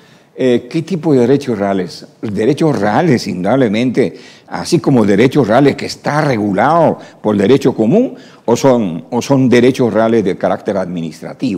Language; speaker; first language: Spanish; native; Spanish